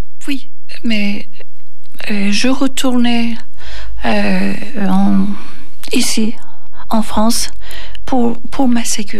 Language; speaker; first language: French; non-native, learner; Turkish